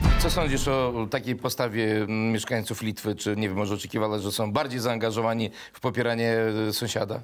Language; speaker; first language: Polish; native; Polish